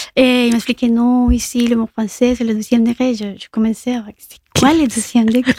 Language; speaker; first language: French; non-native, fluent; Spanish